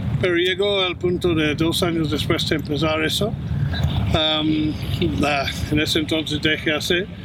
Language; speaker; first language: Spanish; non-native, fluent; English